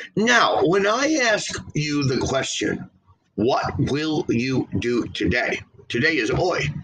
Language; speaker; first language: English; native; English